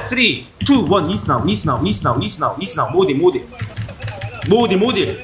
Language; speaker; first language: English; non-native, learner; Korean